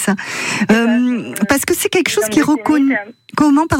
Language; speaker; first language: French; native; French